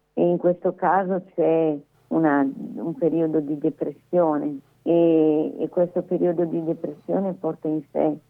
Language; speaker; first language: Italian; native; Italian